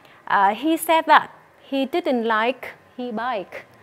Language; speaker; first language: English; non-native, fluent; Vietnamese